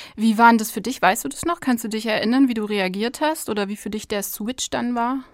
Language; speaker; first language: German; native; German